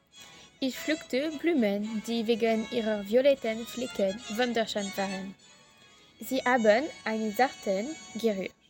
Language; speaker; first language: German; non-native, learner; French